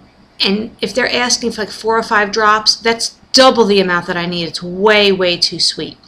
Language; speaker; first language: English; native; English